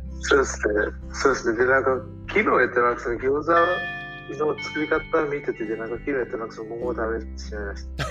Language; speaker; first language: Japanese; non-native, learner; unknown